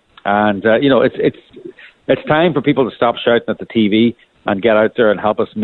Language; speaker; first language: English; native; English